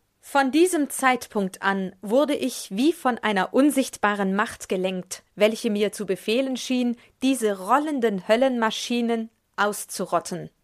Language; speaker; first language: German; native; German